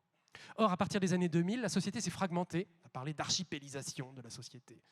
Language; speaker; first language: French; native; French